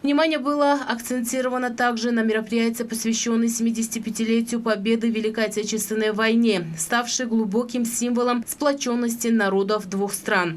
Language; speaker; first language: Russian; non-native, local second language; Tajik